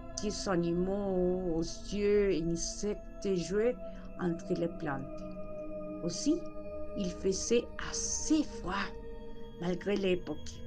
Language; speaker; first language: French; non-native, learner; Spanish